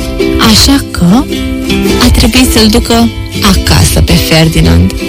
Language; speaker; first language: Romanian; native; Romanian